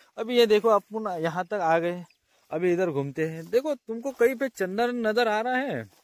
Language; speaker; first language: Hindi; non-native, local second language; Marathi